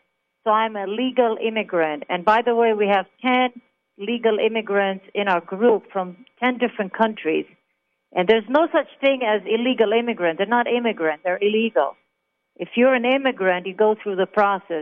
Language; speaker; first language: English; non-native, fluent; Hebrew